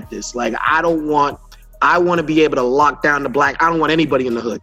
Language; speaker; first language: English; native; English